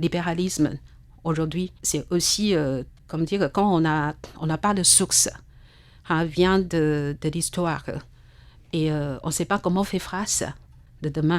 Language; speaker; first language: French; non-native, fluent; Chinese